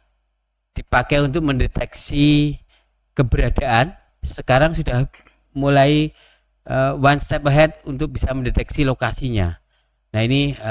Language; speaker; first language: Indonesian; native; Indonesian